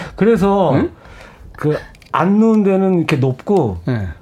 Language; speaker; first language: Korean; native; Korean